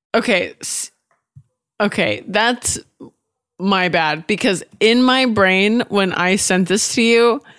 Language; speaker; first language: English; native; English